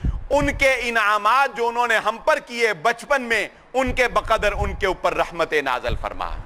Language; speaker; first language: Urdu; non-native, local second language; Punjabi